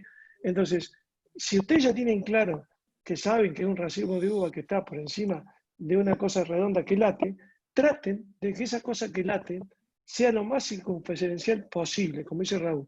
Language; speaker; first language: Spanish; native; Spanish